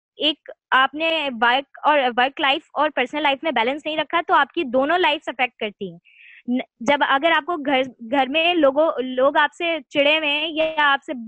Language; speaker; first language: Urdu; native; Urdu